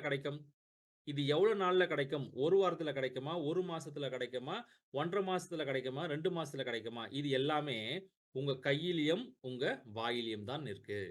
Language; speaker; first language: Tamil; native; Tamil